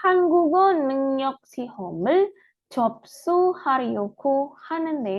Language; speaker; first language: Korean; non-native, learner; Indonesian